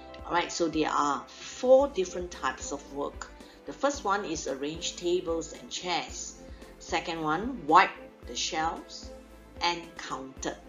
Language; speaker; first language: English; non-native, local second language; Chinese